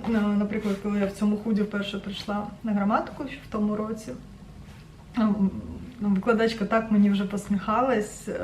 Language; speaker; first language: Ukrainian; non-native, local second language; Russian